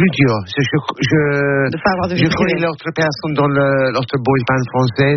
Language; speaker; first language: French; non-native, learner; English